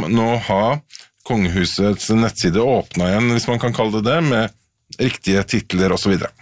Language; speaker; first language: Norwegian; native; Norwegian